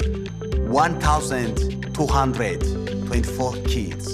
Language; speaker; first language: English; non-native, local second language; Kinyarwanda